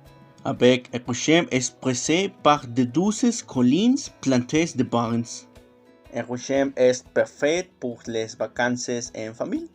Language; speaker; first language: French; non-native, learner; Spanish